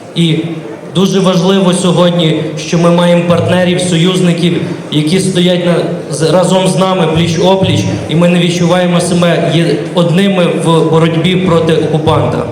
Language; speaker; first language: Ukrainian; native; Ukrainian